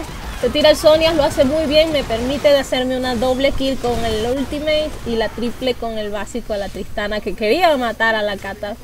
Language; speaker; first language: Spanish; native; Spanish